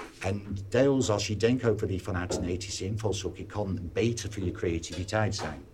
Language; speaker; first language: Dutch; non-native, fluent; English